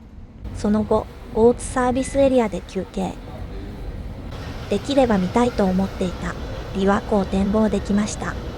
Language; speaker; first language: Japanese; native; Japanese